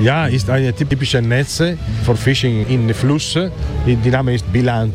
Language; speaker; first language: German; non-native, learner; Italian